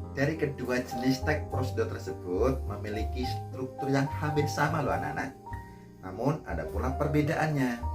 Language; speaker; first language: Indonesian; native; Indonesian